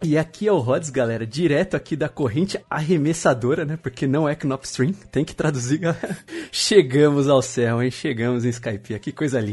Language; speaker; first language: Portuguese; native; Portuguese